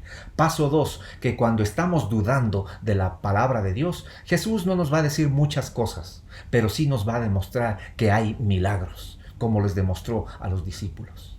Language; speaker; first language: Spanish; native; Spanish